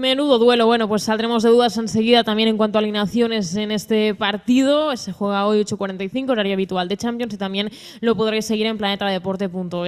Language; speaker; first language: Spanish; native; Spanish